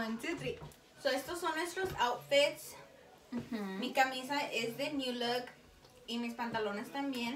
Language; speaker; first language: Spanish; early bilingual, heritage; Spanish